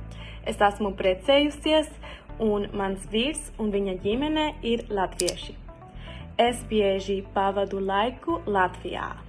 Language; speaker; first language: Latvian; non-native, learner; Spanish